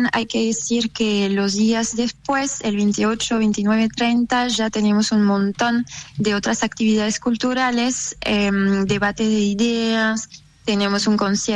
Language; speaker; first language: Spanish; non-native, fluent; French